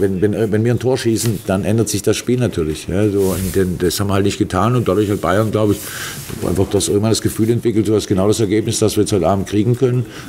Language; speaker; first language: German; native; German